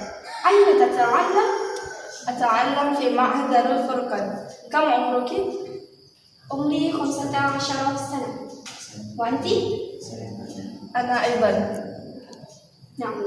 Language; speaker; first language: Arabic; non-native, learner; Indonesian